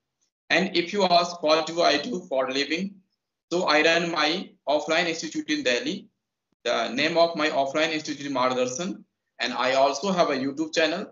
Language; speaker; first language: English; non-native, local second language; Hindi